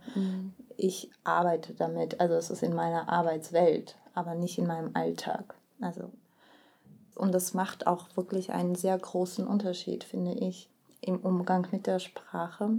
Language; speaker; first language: German; early bilingual, other home language; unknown